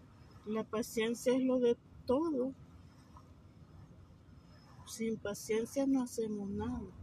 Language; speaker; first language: Spanish; native; Spanish